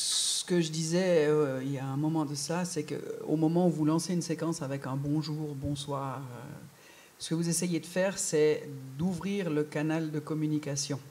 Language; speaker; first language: French; native; French